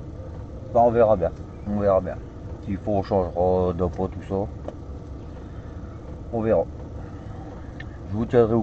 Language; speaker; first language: French; native; French